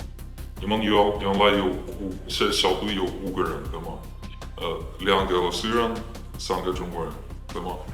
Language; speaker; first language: Chinese; non-native, learner; Ukrainian